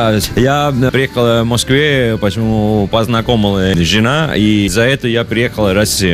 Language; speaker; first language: Russian; non-native, learner; Italian